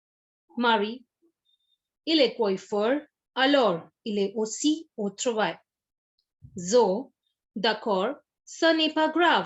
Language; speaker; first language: French; non-native, fluent; Hindi